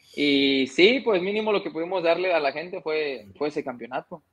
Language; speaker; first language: Spanish; early bilingual, heritage; Spanish